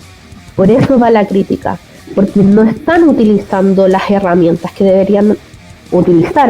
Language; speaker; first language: Spanish; native; Spanish